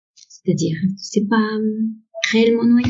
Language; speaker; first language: French; native; French